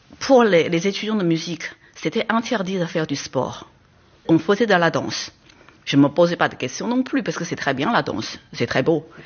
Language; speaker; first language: French; non-native, fluent; Chinese